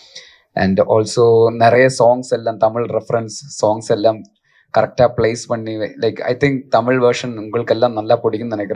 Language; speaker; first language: Tamil; non-native, local second language; Malayalam